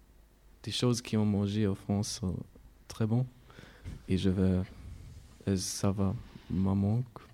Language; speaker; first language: French; non-native, learner; German